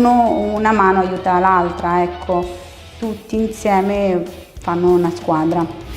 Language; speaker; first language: Italian; non-native, fluent; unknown